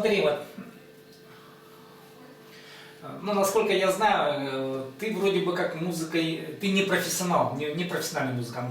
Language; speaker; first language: Russian; native; Russian